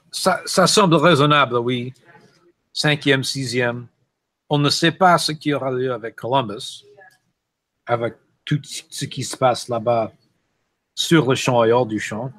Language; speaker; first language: French; non-native, fluent; English